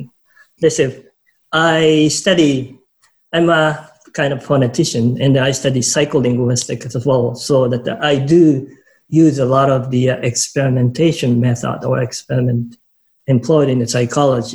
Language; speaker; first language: English; non-native, fluent; Japanese